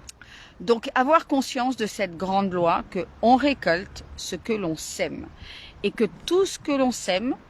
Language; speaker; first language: French; native; French